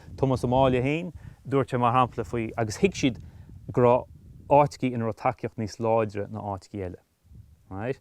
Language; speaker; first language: Irish; native; Irish